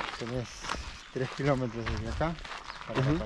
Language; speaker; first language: Spanish; native; Spanish